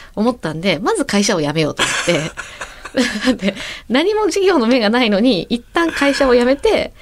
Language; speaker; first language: Japanese; native; Japanese